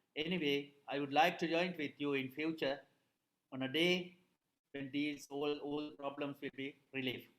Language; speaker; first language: English; non-native, local second language; Sinhala